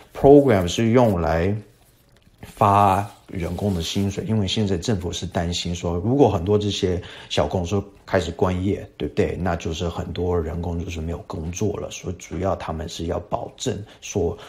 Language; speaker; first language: Chinese; non-native, fluent; English